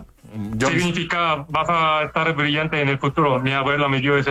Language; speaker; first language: Spanish; non-native, fluent; Korean